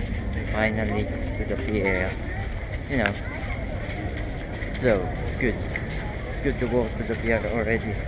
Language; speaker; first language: English; non-native, local second language; Filipino